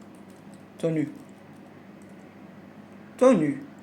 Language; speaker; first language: French; non-native, learner; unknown